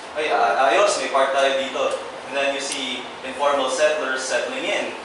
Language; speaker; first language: English; non-native, local second language; Filipino